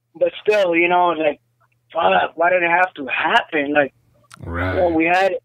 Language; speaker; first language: English; native; English